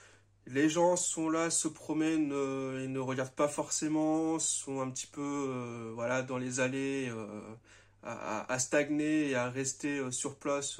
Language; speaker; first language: French; native; French